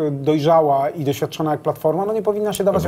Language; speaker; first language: Polish; native; Polish